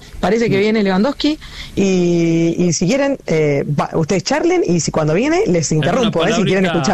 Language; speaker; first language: Spanish; native; Spanish